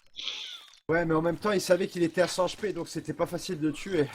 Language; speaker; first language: French; native; French